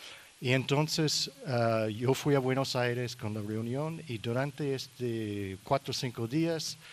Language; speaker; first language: Spanish; non-native, learner; English